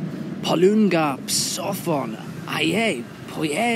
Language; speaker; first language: Greek; non-native, fluent; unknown